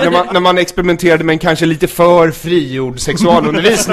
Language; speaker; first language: Swedish; native; Swedish